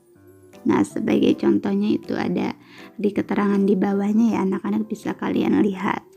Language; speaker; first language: Indonesian; native; Indonesian